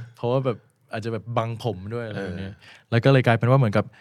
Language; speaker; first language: Thai; early bilingual, heritage; Thai